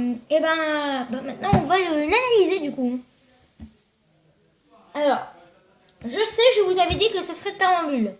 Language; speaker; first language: French; native; French